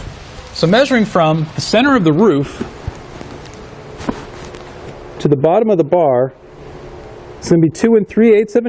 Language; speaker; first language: English; native; English